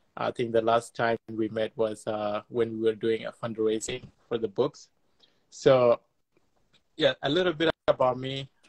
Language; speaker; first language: English; non-native, fluent; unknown